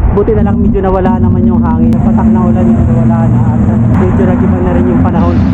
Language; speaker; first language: Filipino; native; Filipino